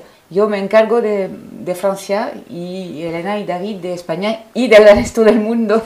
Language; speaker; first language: Spanish; non-native, fluent; French